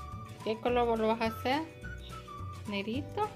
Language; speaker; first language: Spanish; native; Spanish